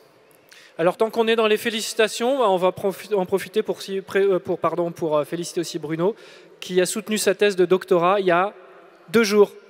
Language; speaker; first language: French; native; French